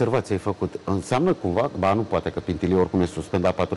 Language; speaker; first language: Romanian; native; Romanian